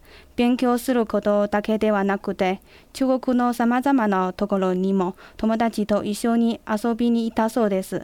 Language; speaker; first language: Japanese; non-native, fluent; Chinese